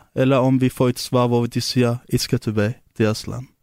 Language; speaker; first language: Danish; non-native, fluent; Arabic